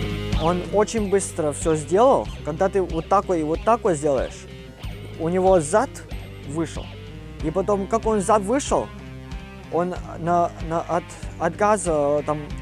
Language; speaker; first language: Russian; non-native, fluent; Cantonese